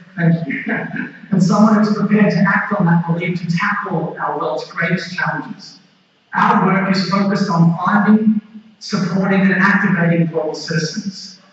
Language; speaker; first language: English; native; English